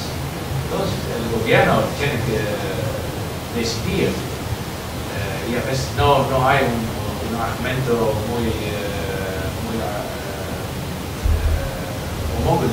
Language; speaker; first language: Spanish; non-native, learner; Dutch